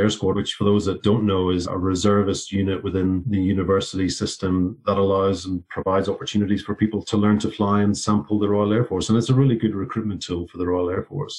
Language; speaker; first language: English; native; English